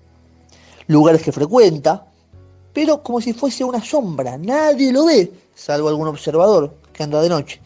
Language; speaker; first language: Spanish; native; Spanish